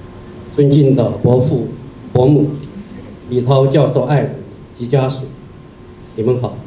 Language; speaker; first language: Chinese; native; Chinese